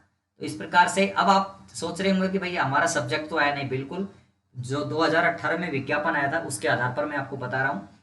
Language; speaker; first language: Hindi; native; Hindi